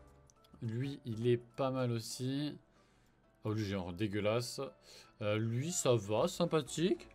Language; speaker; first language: French; native; French